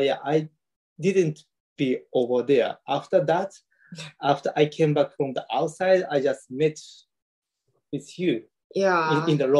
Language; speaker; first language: English; non-native, learner; Japanese